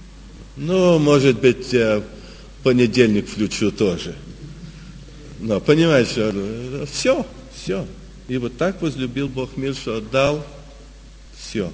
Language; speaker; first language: Russian; early bilingual, heritage; Russian